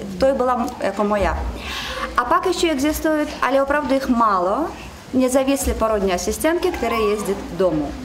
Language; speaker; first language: Czech; non-native, learner; Russian